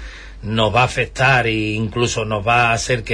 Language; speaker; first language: Spanish; native; Spanish